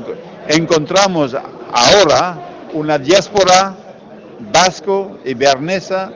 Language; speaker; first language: Spanish; non-native, learner; French